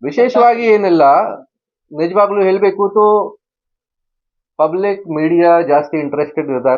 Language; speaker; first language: Kannada; non-native, fluent; Hindi